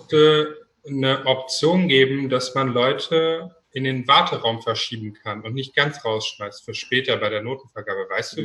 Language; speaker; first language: German; native; German